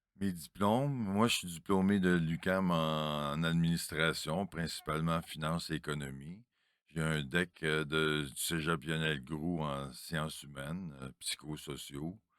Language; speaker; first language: French; native; French